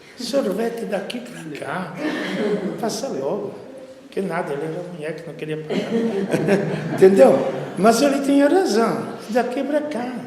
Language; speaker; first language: Portuguese; non-native, fluent; Italian